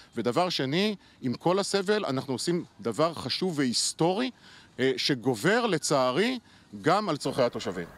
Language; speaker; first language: Hebrew; native; Hebrew